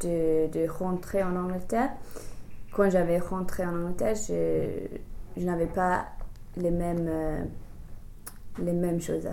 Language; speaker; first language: French; non-native, fluent; English